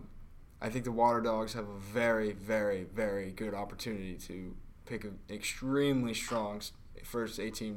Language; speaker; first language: English; native; English